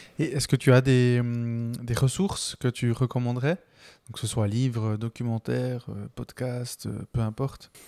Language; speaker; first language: French; early bilingual, other home language; Spanish